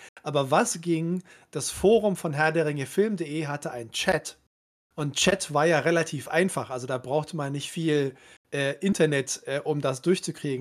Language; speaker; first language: German; native; German